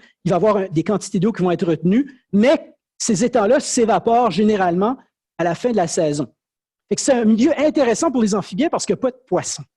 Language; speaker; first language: French; native; French